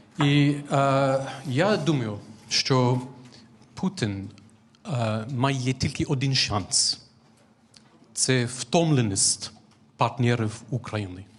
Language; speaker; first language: Ukrainian; non-native, fluent; English